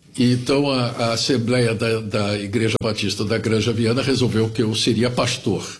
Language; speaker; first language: Portuguese; early bilingual, other home language; German